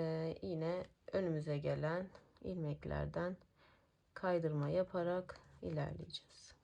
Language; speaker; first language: Turkish; native; Turkish